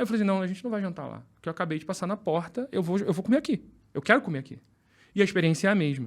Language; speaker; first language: Portuguese; native; Portuguese